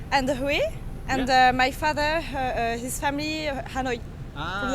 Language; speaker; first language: English; early bilingual, heritage; French